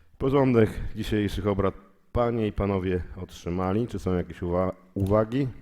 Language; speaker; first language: Polish; native; Polish